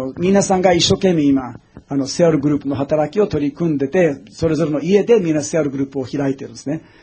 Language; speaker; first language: Japanese; non-native, fluent; English